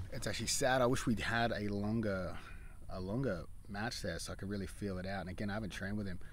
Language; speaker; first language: English; native; English